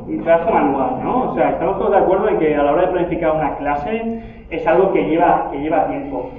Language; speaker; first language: Spanish; native; Spanish